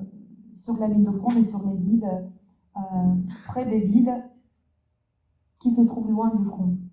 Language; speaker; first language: French; non-native, fluent; Russian